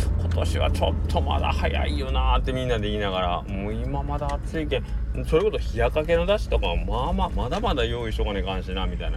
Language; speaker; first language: Japanese; native; Japanese